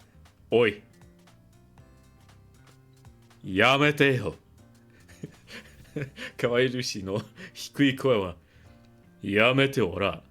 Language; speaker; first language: Japanese; non-native, learner; English